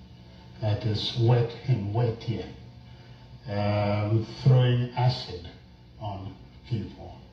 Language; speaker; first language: English; non-native, local second language; Igbo